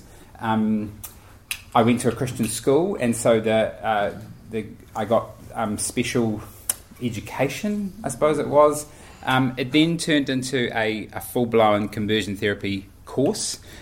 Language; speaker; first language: English; native; English